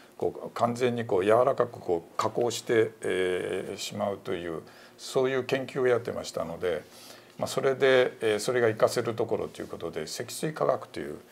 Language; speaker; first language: Japanese; native; Japanese